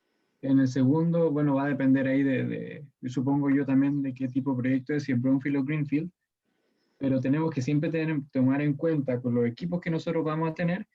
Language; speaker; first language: Spanish; native; Spanish